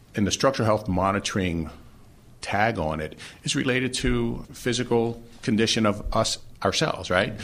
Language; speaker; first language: English; native; English